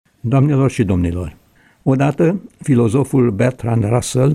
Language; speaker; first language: Romanian; native; Romanian